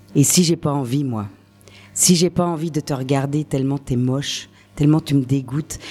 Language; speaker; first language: French; native; French